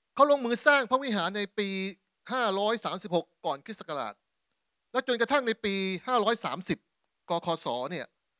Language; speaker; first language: Thai; native; Thai